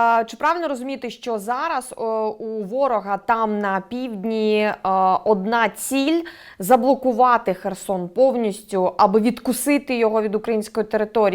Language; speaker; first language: Ukrainian; native; Ukrainian